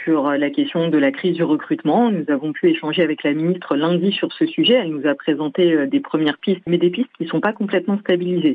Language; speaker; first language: French; native; French